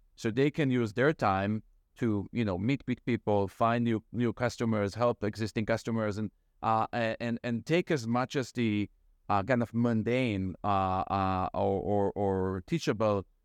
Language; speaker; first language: English; non-native, fluent; Hebrew